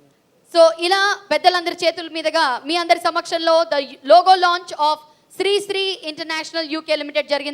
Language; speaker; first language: Telugu; native; Telugu